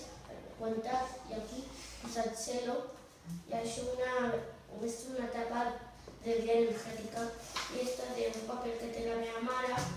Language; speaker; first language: Catalan; non-native, local second language; Spanish